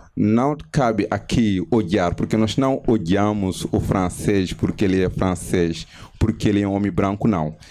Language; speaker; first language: Portuguese; non-native, fluent; Wolof